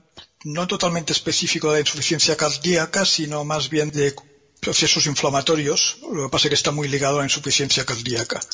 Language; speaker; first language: Spanish; native; Spanish